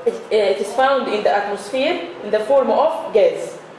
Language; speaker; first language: English; non-native, fluent; Arabic